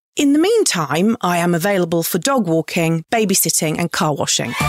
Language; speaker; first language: English; native; English